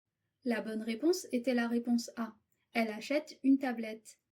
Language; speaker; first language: French; native; French